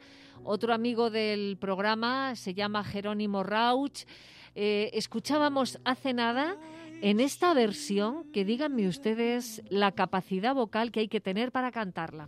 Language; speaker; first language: Spanish; native; Spanish